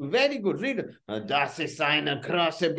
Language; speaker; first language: German; non-native, fluent; Hindi